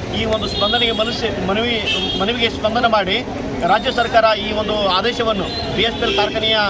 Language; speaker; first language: Kannada; native; Kannada